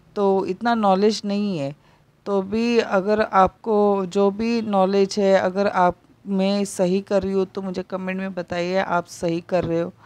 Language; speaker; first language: Hindi; non-native, local second language; Marathi